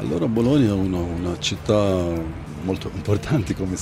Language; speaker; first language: Italian; non-native, fluent; Arabic